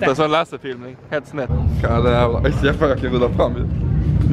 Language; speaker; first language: Swedish; native; Swedish